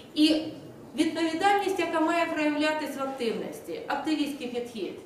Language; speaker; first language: Ukrainian; native; Ukrainian